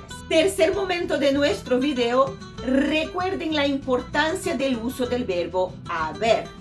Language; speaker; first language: Spanish; non-native, fluent; Portuguese